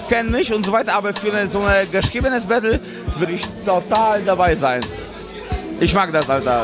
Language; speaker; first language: German; non-native, fluent; Polish